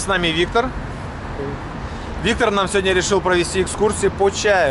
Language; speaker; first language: Russian; native; Russian